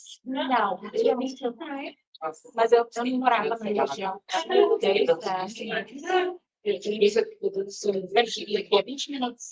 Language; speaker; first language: Portuguese; early bilingual, heritage; Portuguese